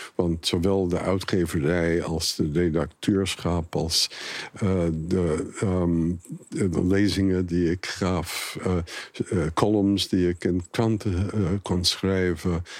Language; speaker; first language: Dutch; non-native, fluent; English